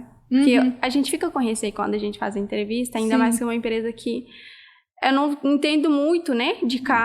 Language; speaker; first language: Portuguese; non-native, fluent; Arabic